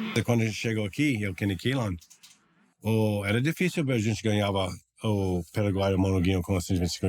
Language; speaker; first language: Portuguese; non-native, learner; English